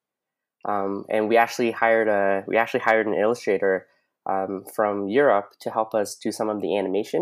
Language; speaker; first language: English; native; English